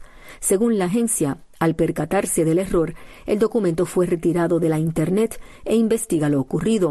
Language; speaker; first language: Spanish; native; Spanish